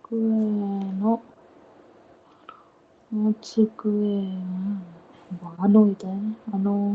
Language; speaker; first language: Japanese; non-native, learner; Kannada